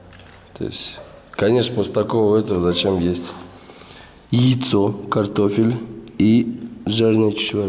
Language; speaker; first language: Russian; native; Russian